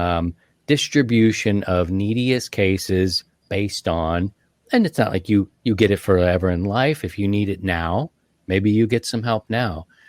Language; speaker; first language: English; native; English